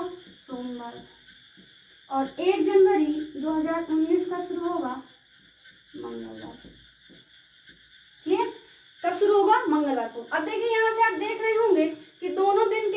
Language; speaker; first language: Hindi; native; Hindi